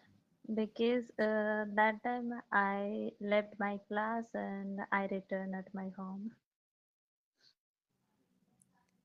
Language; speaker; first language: English; non-native, learner; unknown